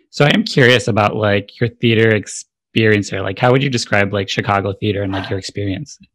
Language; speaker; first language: English; native; English